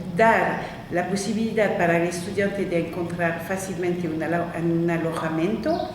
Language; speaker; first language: Spanish; non-native, fluent; French